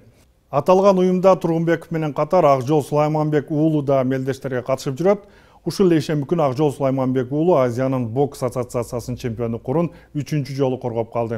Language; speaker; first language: Kyrgyz; native; Kyrgyz